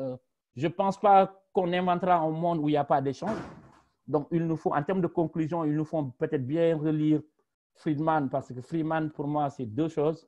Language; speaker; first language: French; non-native, local second language; Wolof